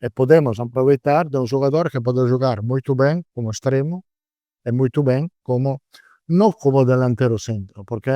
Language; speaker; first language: Spanish; non-native, fluent; Italian